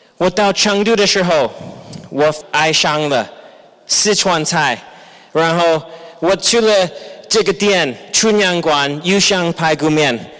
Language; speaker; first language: Chinese; non-native, fluent; English